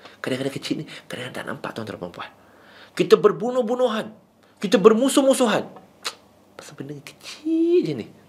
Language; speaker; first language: Malay; non-native, local second language; Chinese